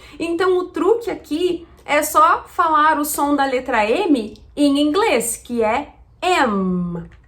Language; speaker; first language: Portuguese; native; Portuguese